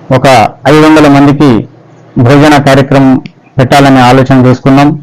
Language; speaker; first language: Telugu; non-native, local second language; Lambadi